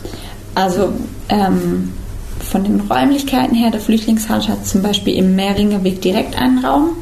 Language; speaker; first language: German; native; German